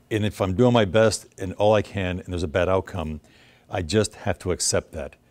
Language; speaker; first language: English; native; English